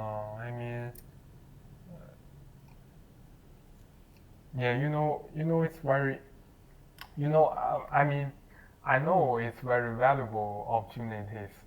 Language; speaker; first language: English; non-native, learner; Chinese